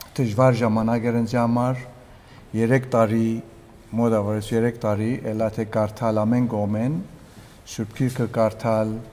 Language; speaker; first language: Armenian; early bilingual, heritage; Armenian